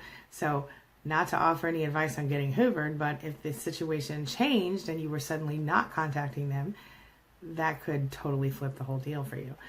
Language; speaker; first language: English; native; English